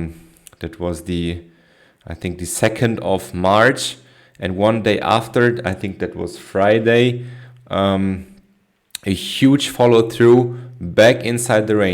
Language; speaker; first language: English; non-native, fluent; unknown